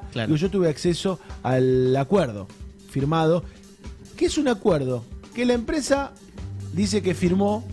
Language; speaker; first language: Spanish; native; Spanish